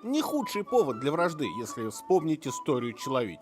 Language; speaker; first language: Russian; native; Russian